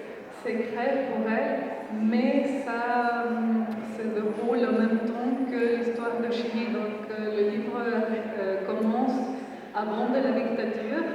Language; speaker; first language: French; non-native, fluent; Spanish